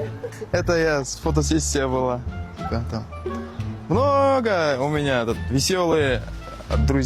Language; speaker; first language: Russian; non-native, local second language; Kazakh